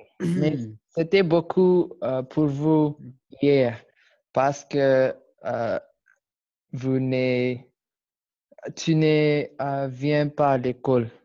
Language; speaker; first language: French; non-native, learner; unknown